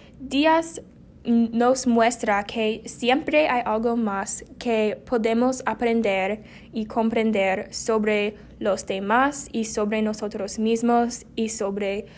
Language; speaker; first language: Spanish; non-native, learner; English